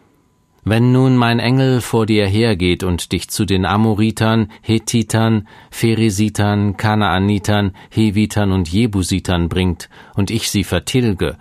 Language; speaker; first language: German; native; German